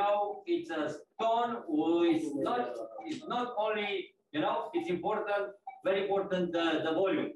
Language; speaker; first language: English; non-native, fluent; Romanian